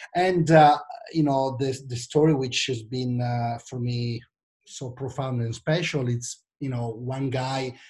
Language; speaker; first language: English; non-native, fluent; Italian